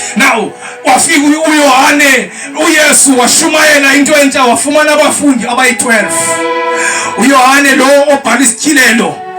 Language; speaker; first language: Zulu; non-native, local second language; Xhosa